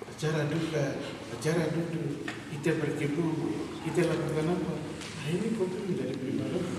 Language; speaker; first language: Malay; non-native, local second language; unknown